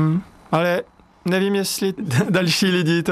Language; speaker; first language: Czech; non-native, learner; French